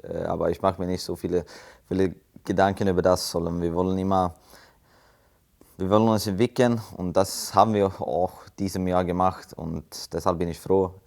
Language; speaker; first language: German; non-native, fluent; Swedish